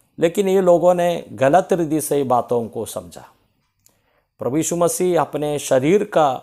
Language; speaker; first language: Hindi; non-native, local second language; Malayalam